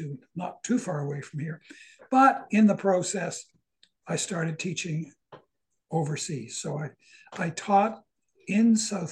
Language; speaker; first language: English; native; English